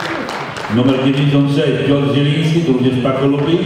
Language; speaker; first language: Polish; native; Polish